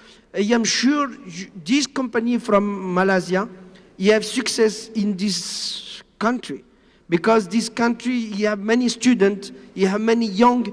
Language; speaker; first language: English; non-native, learner; Spanish